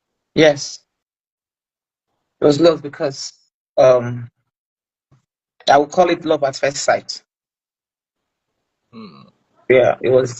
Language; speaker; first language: English; non-native, local second language; Igbo